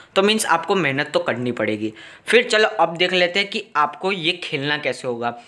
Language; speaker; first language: Hindi; non-native, local second language; Gujarati